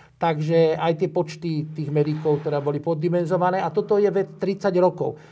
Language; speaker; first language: Slovak; native; Slovak